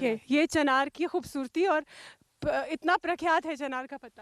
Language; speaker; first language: Hindi; native; Hindi